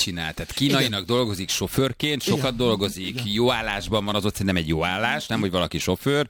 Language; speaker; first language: Hungarian; native; Hungarian